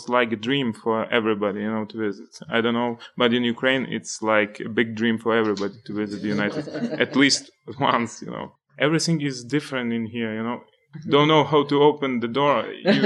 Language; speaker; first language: English; non-native, fluent; Ukrainian